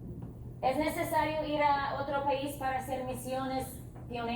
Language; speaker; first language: Spanish; non-native, fluent; English